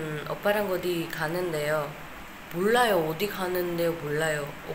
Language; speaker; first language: Korean; non-native, learner; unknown